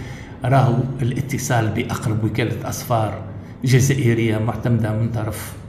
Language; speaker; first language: Arabic; native; Arabic